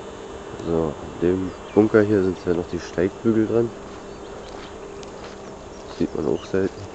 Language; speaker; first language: German; native; German